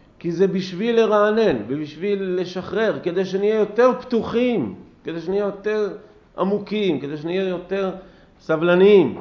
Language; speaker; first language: Hebrew; native; Hebrew